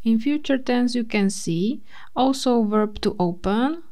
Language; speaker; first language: English; non-native, fluent; Slovak